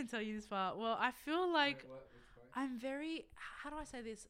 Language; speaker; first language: English; non-native, local second language; Arabic